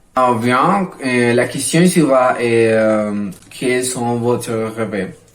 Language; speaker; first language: French; non-native, learner; Spanish